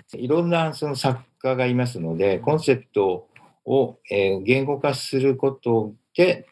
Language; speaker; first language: Japanese; native; Japanese